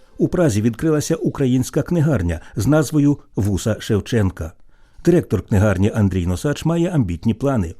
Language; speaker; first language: Ukrainian; native; Ukrainian